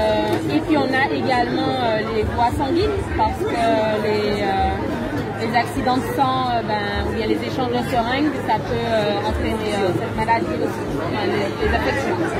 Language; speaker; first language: French; native; French